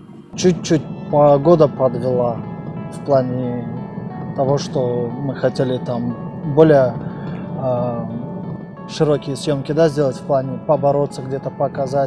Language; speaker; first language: Russian; native; Russian